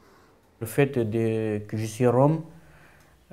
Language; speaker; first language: French; non-native, fluent; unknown